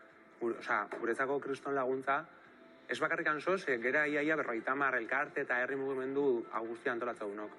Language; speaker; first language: Basque; native; Basque